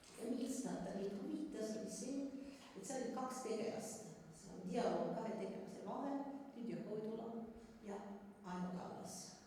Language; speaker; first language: Estonian; non-native, fluent; French